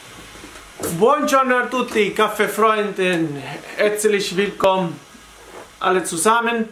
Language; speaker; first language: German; non-native, fluent; Italian